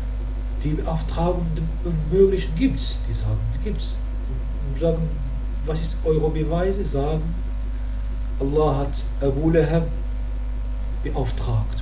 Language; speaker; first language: German; non-native, learner; Arabic